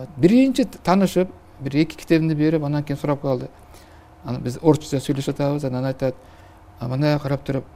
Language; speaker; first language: Kyrgyz; non-native, local second language; Uzbek